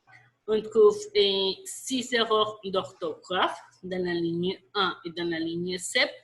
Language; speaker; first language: French; non-native, fluent; Spanish